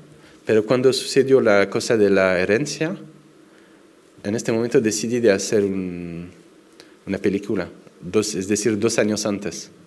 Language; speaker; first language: Spanish; non-native, fluent; French